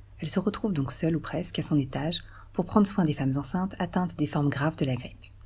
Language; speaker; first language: French; native; French